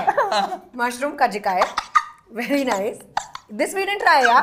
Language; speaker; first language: Telugu; non-native, learner; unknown